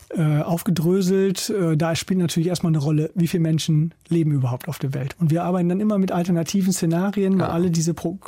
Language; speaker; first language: German; native; German